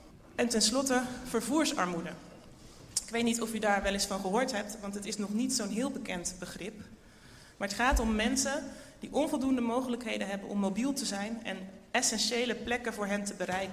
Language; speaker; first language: Dutch; native; Dutch